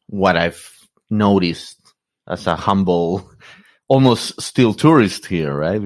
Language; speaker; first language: English; non-native, fluent; Spanish